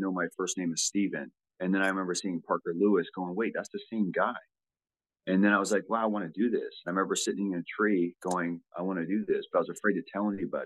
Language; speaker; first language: English; native; English